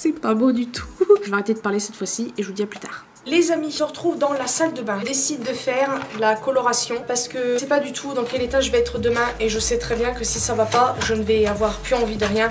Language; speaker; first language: French; native; French